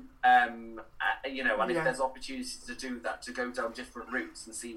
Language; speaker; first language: English; non-native, local second language; Welsh